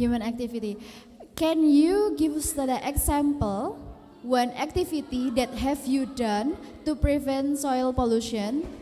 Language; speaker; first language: English; non-native, learner; Indonesian